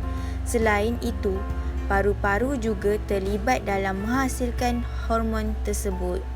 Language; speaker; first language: Malay; native; Malay